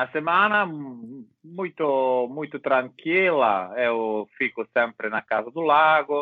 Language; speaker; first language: Portuguese; non-native, learner; Italian